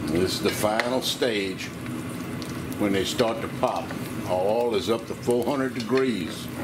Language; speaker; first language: English; native; English